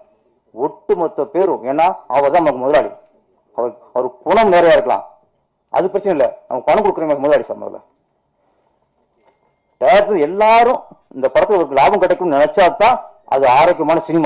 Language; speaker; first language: Tamil; native; Tamil